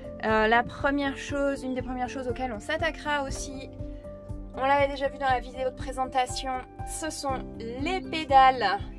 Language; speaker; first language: French; native; French